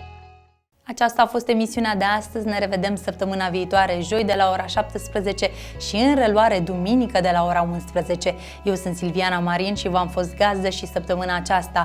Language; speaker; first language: Romanian; native; Romanian